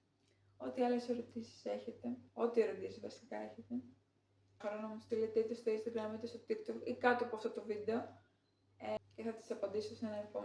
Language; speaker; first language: Greek; native; Greek